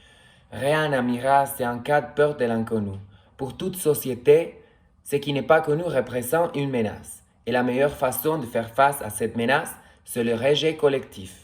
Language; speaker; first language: French; non-native, fluent; Spanish